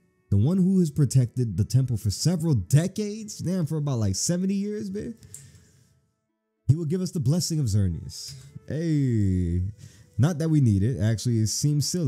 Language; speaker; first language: English; native; English